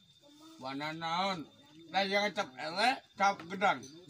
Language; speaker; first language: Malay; non-native, local second language; Sundanese